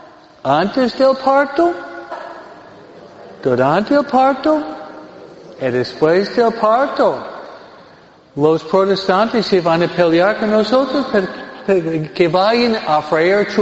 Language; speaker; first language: Spanish; non-native, fluent; English